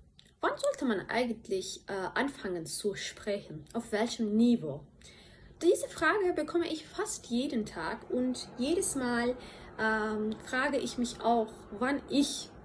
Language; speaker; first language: German; non-native, fluent; Turkish